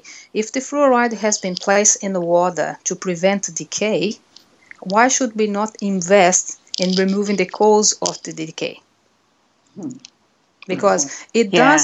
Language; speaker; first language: English; non-native, fluent; Portuguese